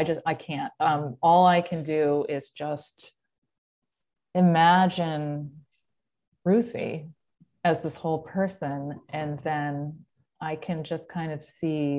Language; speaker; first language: English; native; English